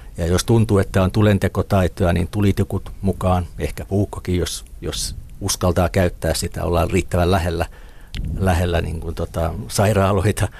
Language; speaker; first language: Finnish; native; Finnish